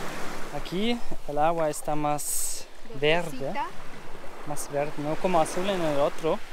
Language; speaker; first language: Spanish; non-native, learner; German